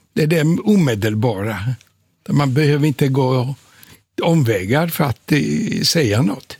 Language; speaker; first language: Swedish; non-native, fluent; Polish